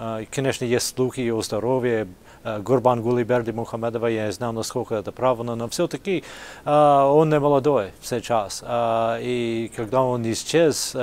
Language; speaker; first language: Russian; non-native, fluent; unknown